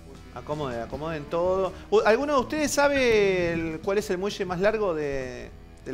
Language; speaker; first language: Spanish; native; Spanish